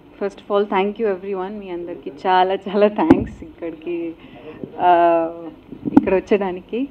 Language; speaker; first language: Telugu; non-native, learner; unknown